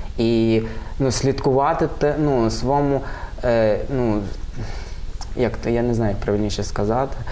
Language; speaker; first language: Ukrainian; native; Ukrainian